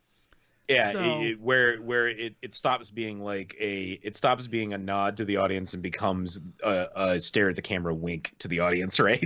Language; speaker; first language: English; native; English